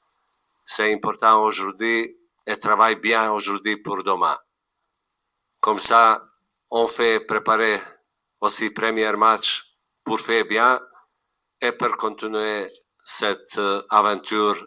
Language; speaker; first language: French; non-native, learner; Bosnian